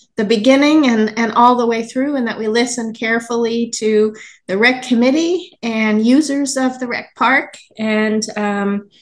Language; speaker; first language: English; native; English